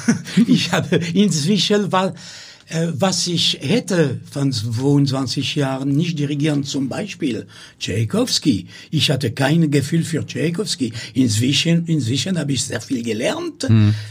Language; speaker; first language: German; non-native, learner; French